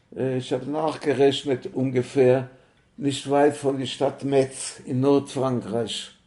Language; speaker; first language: German; native; German